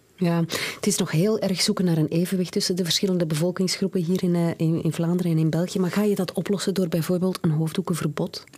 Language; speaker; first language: Dutch; native; Dutch